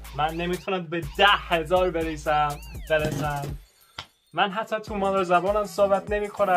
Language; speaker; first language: Persian; non-native, learner; English